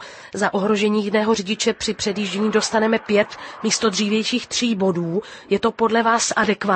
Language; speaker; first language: Czech; native; Czech